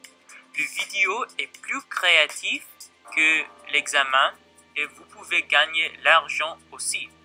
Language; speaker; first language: French; non-native, learner; English